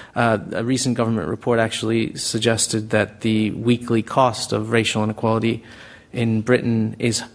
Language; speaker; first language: English; native; English